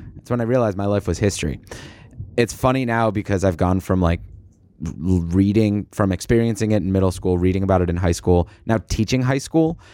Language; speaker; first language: English; native; English